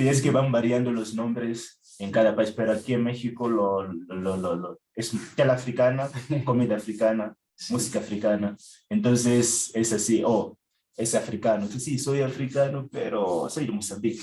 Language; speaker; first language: Spanish; non-native, fluent; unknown